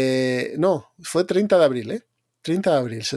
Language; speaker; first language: Spanish; native; Spanish